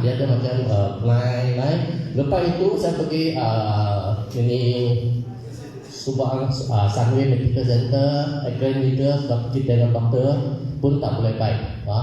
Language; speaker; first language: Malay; non-native, local second language; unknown